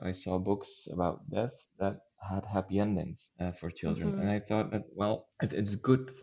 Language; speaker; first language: English; non-native, fluent; Dutch